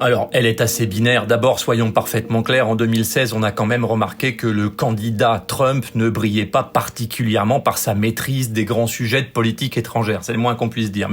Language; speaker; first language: French; native; French